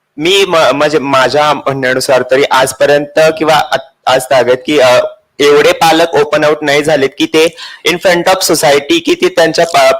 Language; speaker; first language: Marathi; native; Marathi